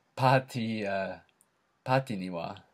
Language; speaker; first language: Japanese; non-native, learner; English